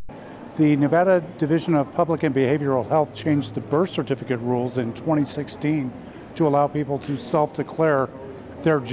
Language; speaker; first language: English; native; English